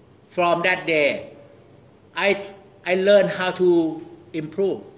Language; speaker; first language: English; non-native, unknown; Thai